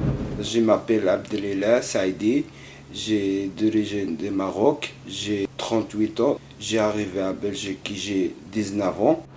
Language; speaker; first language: French; non-native, learner; Arabic